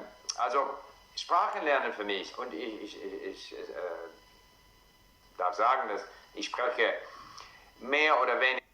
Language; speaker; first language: German; non-native, fluent; English